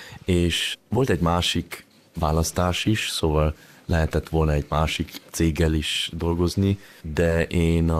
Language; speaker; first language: Hungarian; early bilingual, heritage; Hungarian